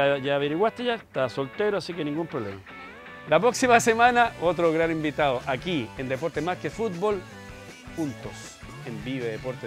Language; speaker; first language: Spanish; native; Spanish